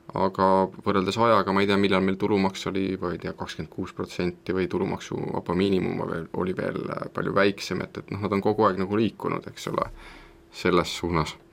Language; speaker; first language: Estonian; native; Estonian